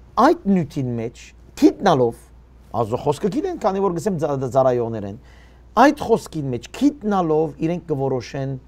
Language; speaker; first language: Armenian; early bilingual, heritage; Armenian